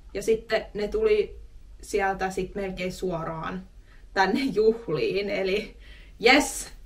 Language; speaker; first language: Finnish; native; Finnish